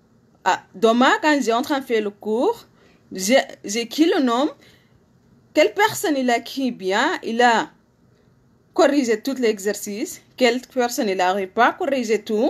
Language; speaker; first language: French; non-native, learner; Arabic